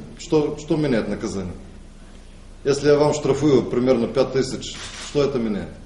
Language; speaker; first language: Russian; non-native, fluent; Bulgarian